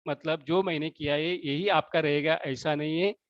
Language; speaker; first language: Hindi; non-native, local second language; Marathi